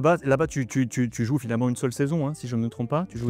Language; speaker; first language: French; native; French